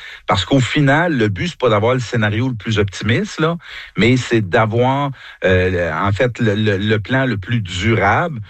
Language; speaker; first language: French; native; French